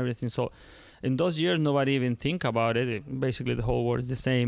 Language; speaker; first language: English; non-native, learner; Spanish